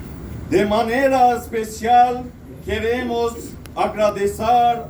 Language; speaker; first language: Spanish; non-native, fluent; Armenian